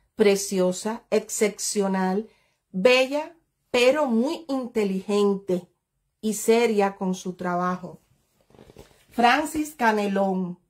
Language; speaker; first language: Spanish; native; Spanish